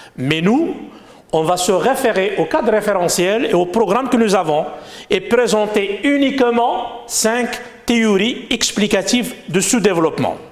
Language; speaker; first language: French; non-native, local second language; Arabic